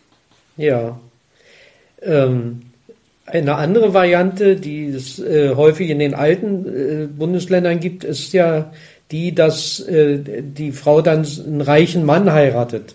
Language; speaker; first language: German; native; German